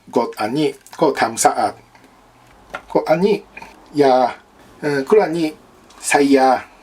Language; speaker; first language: Thai; non-native, learner; Japanese